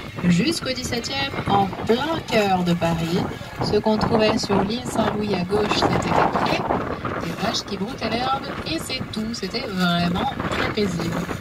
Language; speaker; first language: French; native; French